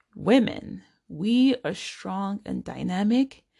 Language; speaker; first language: English; non-native, local second language; Igbo